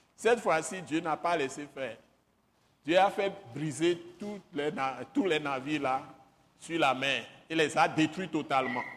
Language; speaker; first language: French; non-native, local second language; Ewe